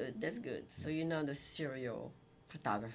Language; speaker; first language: English; non-native, fluent; French